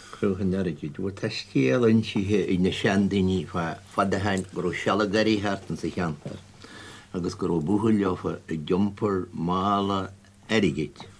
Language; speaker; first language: Irish; native; Irish